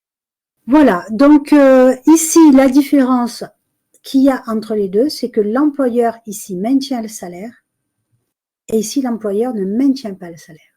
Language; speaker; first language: French; native; French